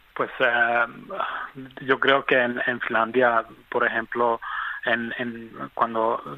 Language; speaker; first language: Spanish; non-native, fluent; Finnish